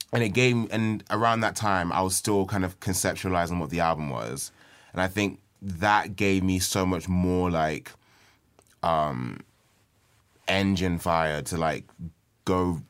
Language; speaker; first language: English; early bilingual, other home language; Yoruba